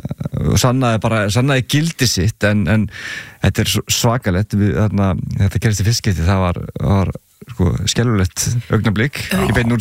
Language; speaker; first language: Icelandic; native; Icelandic